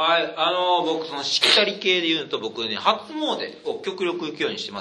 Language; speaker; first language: Japanese; native; Japanese